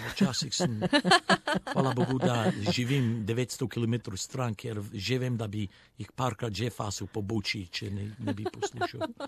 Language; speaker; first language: Slovenian; early bilingual, other home language; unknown